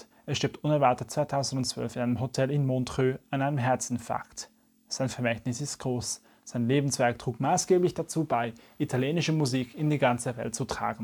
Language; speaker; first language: German; native; German